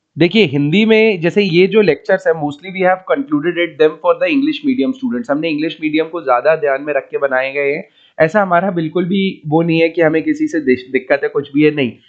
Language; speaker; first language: Hindi; native; Hindi